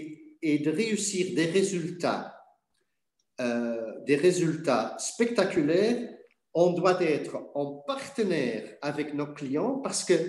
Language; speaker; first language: French; non-native, fluent; Dutch